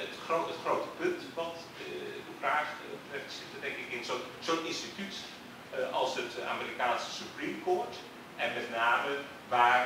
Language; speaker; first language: Dutch; native; Dutch